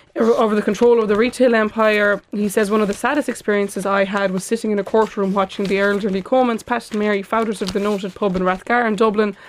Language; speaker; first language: English; non-native, fluent; Lithuanian